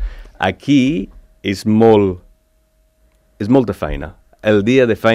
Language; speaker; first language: Catalan; non-native, learner; English